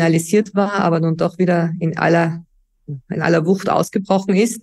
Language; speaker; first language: German; native; German